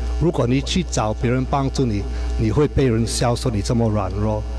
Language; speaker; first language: Chinese; native; Chinese